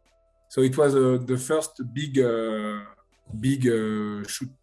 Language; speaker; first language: English; non-native, learner; French